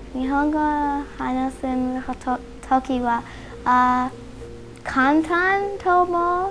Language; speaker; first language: Japanese; non-native, learner; English